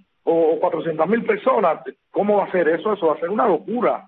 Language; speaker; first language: Spanish; native; Spanish